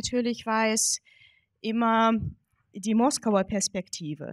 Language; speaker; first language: German; non-native, fluent; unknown